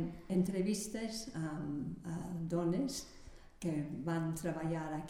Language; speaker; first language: Catalan; non-native, fluent; English